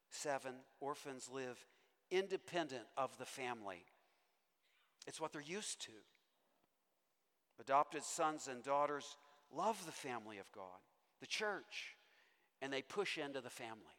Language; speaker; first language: English; native; English